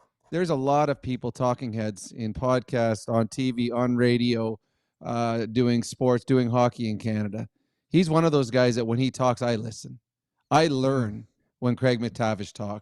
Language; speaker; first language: English; native; English